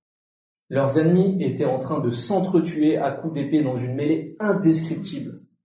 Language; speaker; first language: French; native; French